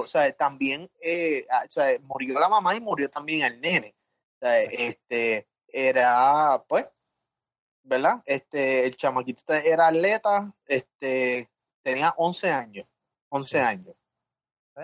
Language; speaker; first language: Spanish; native; Spanish